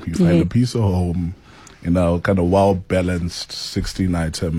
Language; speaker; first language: English; non-native, local second language; Xhosa